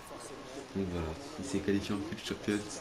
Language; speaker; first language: French; native; French